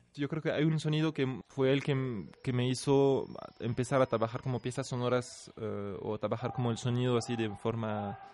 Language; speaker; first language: Spanish; non-native, fluent; French